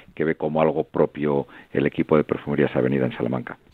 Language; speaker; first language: Spanish; native; Spanish